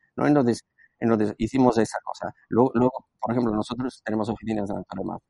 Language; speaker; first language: Spanish; non-native, fluent; Slovak